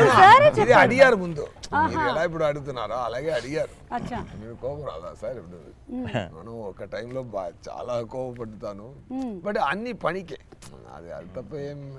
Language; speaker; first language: Telugu; non-native, learner; Tamil